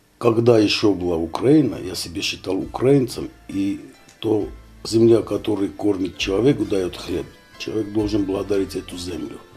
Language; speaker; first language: Russian; non-native, local second language; Armenian